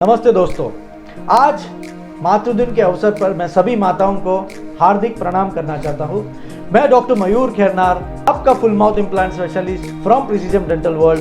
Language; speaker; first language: Hindi; native; Hindi